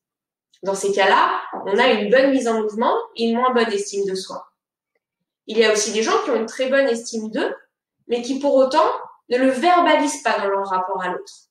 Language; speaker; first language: French; native; French